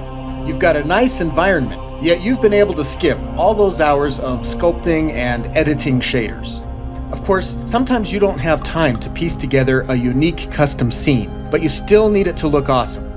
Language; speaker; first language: English; native; English